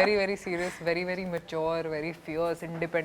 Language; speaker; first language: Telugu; non-native, fluent; Hindi